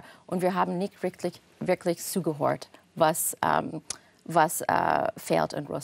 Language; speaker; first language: German; non-native, fluent; English